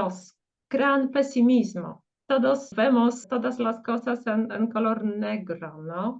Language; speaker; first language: Spanish; non-native, fluent; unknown